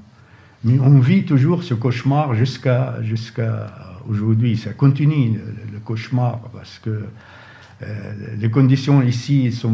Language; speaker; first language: French; non-native, fluent; Arabic